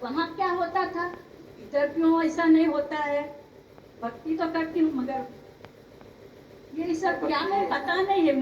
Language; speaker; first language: Hindi; non-native, local second language; Gujarati